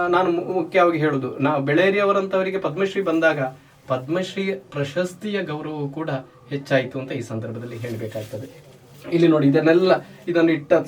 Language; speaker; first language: Kannada; native; Kannada